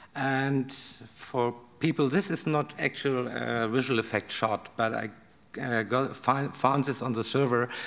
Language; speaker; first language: English; non-native, learner; German